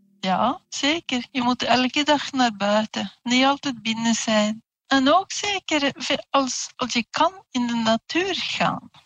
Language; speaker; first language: Dutch; non-native, fluent; Norwegian